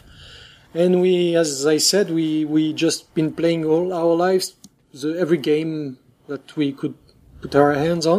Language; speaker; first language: English; non-native, fluent; French